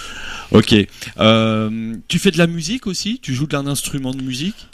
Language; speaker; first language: French; native; French